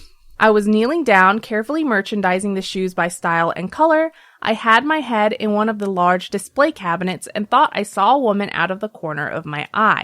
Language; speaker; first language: English; native; English